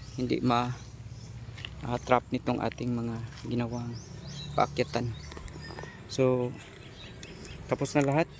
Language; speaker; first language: Filipino; non-native, local second language; Cebuano